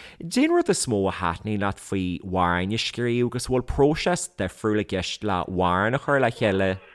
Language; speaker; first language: Irish; native; Irish